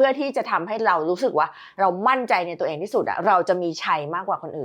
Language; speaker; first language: Thai; native; Thai